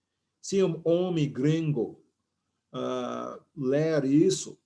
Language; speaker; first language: Portuguese; non-native, fluent; English